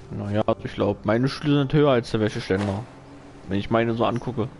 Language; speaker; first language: German; native; German